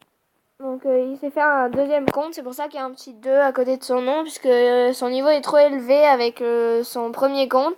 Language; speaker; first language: French; native; French